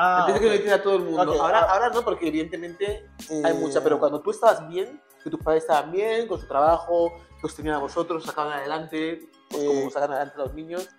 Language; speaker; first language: Spanish; native; Spanish